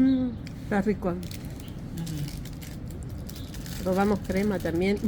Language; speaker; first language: Spanish; non-native, learner; Russian